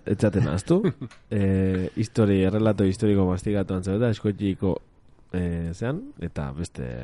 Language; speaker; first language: Basque; native; Basque